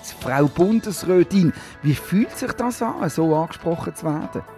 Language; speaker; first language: German; native; German